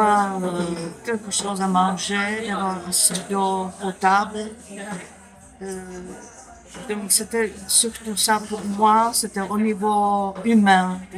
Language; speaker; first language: French; non-native, fluent; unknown